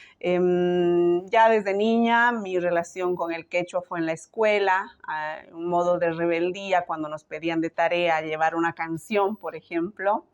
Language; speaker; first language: Spanish; native; Spanish